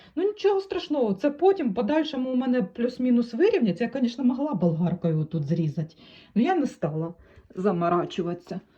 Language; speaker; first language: Ukrainian; native; Ukrainian